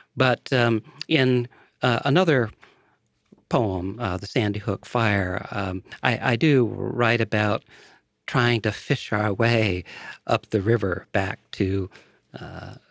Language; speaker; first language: English; native; English